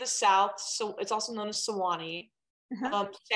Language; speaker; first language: English; native; English